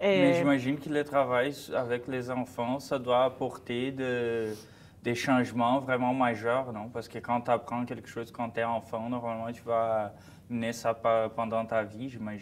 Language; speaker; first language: French; non-native, fluent; Portuguese